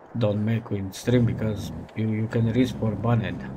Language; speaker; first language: English; non-native, learner; Romanian